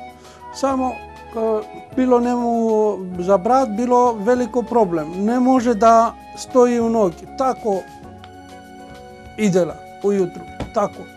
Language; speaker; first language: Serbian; non-native, local second language; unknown